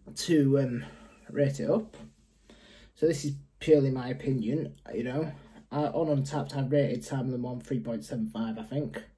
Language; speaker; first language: English; native; English